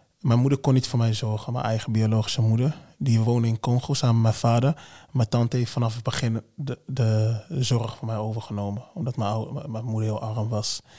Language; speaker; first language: Dutch; early bilingual, other home language; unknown